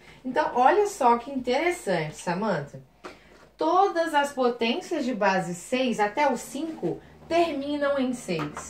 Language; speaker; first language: Portuguese; native; Portuguese